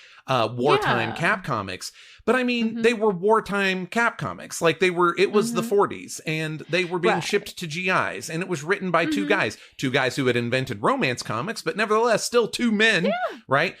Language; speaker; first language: English; native; English